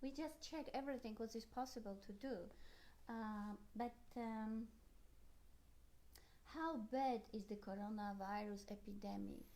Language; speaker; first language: English; non-native, learner; Polish